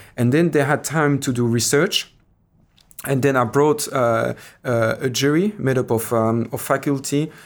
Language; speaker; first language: English; non-native, fluent; French